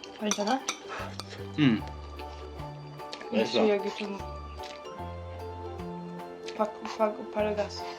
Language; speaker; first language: Korean; non-native, learner; Ukrainian